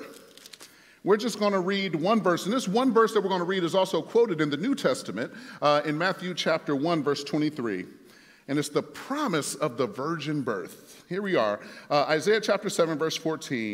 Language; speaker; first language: English; native; English